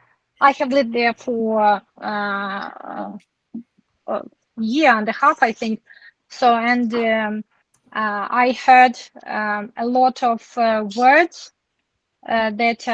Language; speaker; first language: English; non-native, learner; Ukrainian